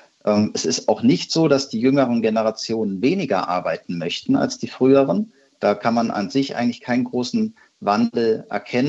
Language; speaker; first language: German; native; German